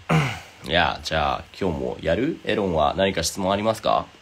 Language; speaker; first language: Japanese; native; Japanese